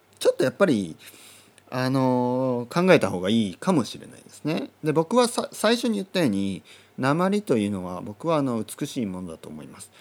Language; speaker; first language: Japanese; native; Japanese